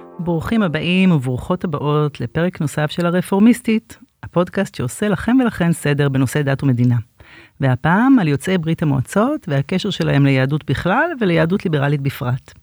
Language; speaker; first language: Hebrew; native; Hebrew